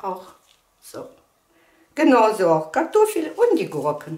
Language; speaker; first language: German; non-native, fluent; Russian